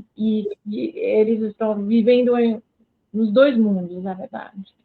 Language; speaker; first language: Portuguese; non-native, fluent; French